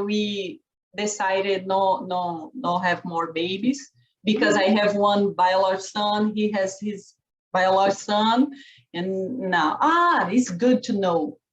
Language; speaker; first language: English; non-native, learner; Portuguese